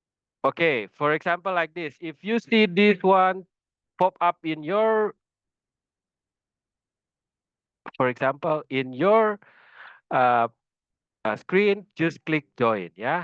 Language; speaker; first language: English; non-native, fluent; Indonesian